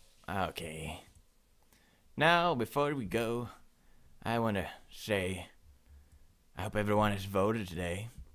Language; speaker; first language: English; non-native, fluent; Swedish